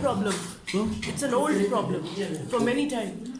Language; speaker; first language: English; non-native, local second language; Hindi